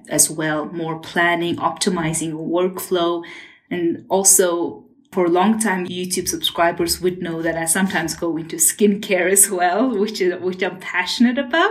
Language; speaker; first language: English; non-native, fluent; Mongolian